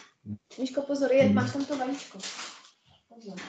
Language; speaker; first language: German; non-native, fluent; Czech